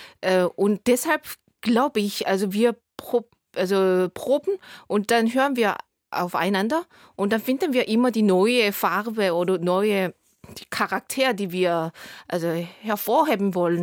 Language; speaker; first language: German; non-native, fluent; Korean